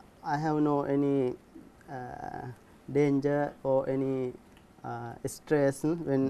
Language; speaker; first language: English; non-native, learner; Sinhala